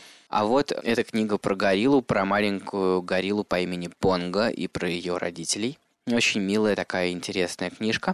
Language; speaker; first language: Russian; native; Russian